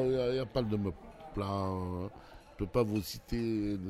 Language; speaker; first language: French; non-native, local second language; Arabic